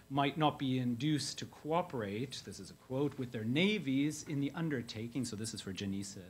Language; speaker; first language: English; native; English